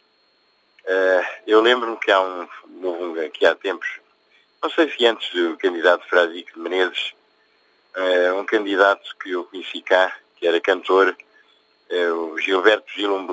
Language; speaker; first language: Portuguese; native; Portuguese